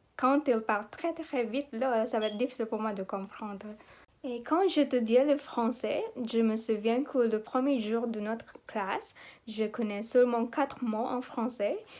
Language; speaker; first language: French; non-native, learner; Pampanga